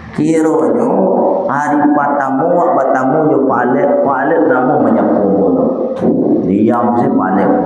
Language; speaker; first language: Malay; non-native, local second language; Minangkabau